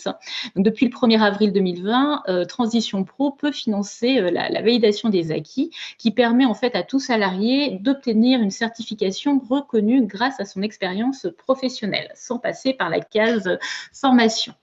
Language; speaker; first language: French; native; French